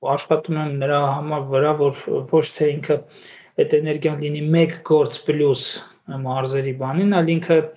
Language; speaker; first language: Armenian; native; Armenian